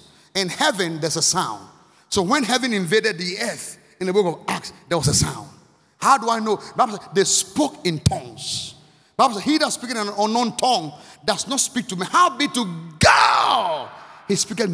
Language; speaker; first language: English; non-native, local second language; Akan